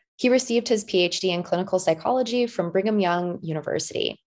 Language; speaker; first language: English; native; English